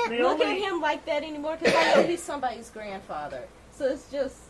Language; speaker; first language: English; native; English